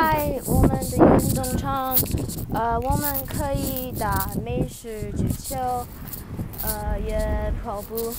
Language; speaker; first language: Chinese; non-native, learner; English